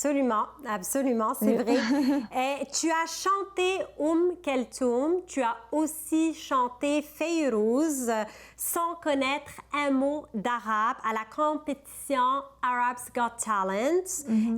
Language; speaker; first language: French; non-native, local second language; Arabic